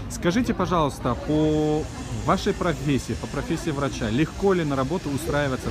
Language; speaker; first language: Russian; non-native, local second language; Tajik